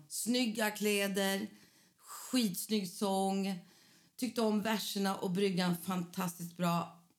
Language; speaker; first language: Swedish; native; Swedish